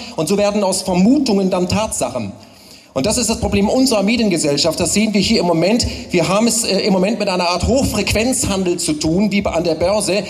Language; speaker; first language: German; native; German